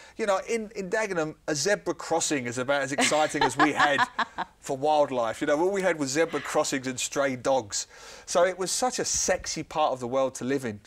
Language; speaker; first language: English; native; English